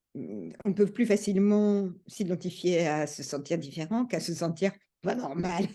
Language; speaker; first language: French; early bilingual, other home language; English